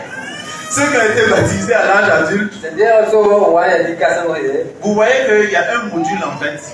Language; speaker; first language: French; non-native, local second language; Mossi